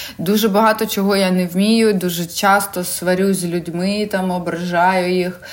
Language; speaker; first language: Ukrainian; non-native, local second language; Russian